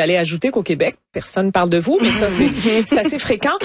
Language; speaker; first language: French; native; French